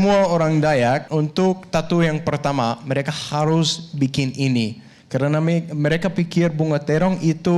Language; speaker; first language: Indonesian; non-native, fluent; Danish